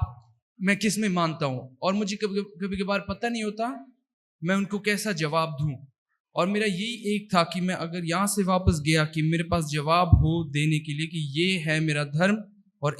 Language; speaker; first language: Hindi; early bilingual, heritage; Hindi